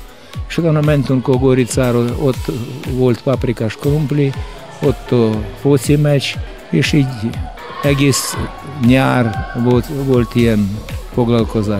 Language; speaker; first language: Hungarian; non-native, learner; Russian